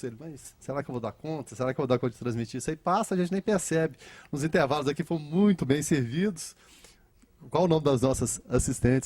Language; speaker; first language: Portuguese; native; Portuguese